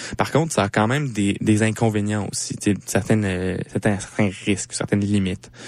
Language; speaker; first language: French; native; French